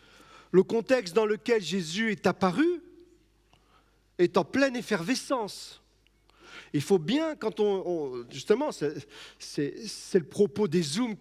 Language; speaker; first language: French; native; French